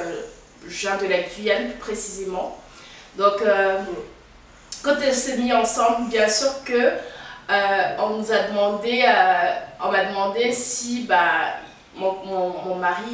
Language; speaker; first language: French; native; French